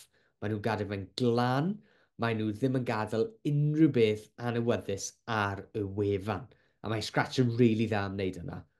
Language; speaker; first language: Welsh; non-native, local second language; English